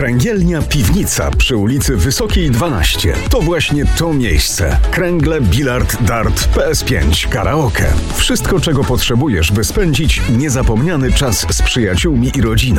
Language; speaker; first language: Polish; native; Polish